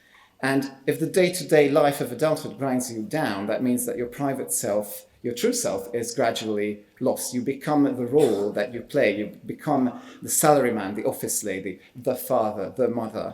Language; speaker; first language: English; non-native, fluent; Hungarian